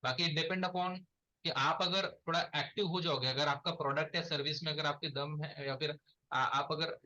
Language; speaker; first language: Hindi; non-native, local second language; Marathi